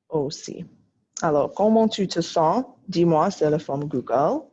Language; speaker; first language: French; non-native, fluent; English